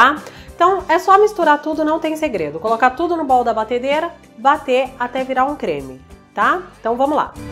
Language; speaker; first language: Portuguese; native; Portuguese